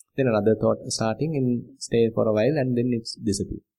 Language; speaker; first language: English; non-native, local second language; Sinhala